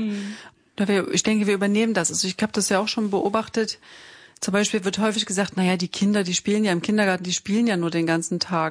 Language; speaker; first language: German; native; German